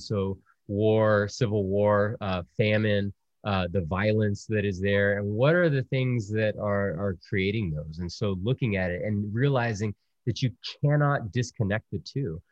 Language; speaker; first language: English; early bilingual, other home language; Spanish